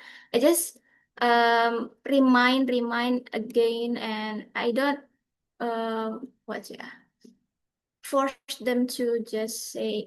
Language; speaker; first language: English; non-native, fluent; Indonesian